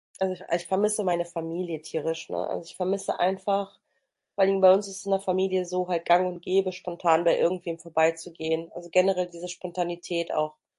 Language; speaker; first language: German; early bilingual, other home language; Russian